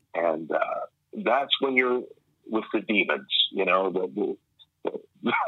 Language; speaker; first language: English; native; English